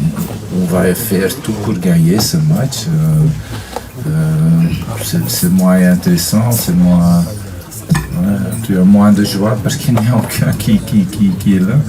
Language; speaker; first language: French; non-native, fluent; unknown